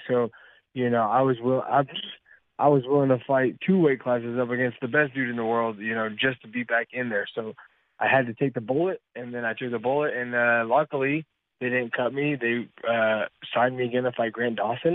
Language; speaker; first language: English; native; English